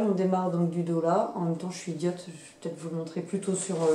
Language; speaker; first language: French; native; French